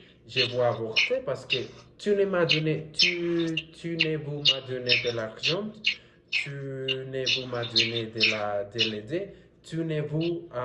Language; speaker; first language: French; non-native, learner; Spanish